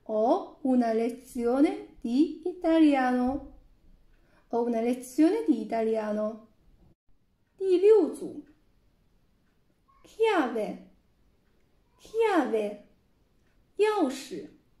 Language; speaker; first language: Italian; non-native, fluent; Chinese